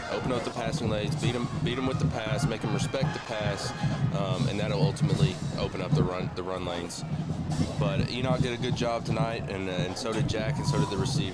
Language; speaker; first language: English; native; English